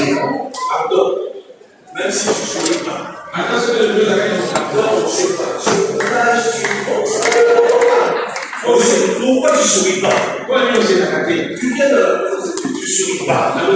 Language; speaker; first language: French; non-native, local second language; Lingala